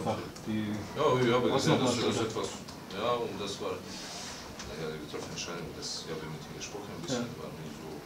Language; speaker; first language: German; non-native, learner; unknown